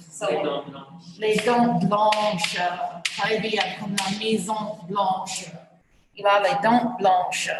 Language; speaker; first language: French; non-native, fluent; English